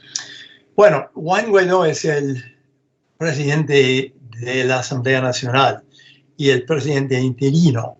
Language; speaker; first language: Spanish; non-native, fluent; English